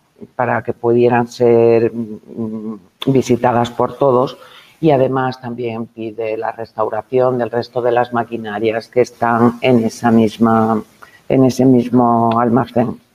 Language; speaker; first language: Spanish; native; Spanish